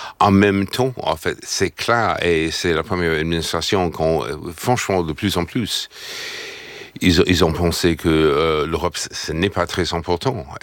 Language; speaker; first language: French; non-native, fluent; English